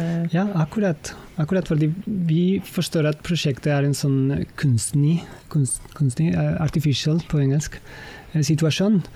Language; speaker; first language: Norwegian; non-native, fluent; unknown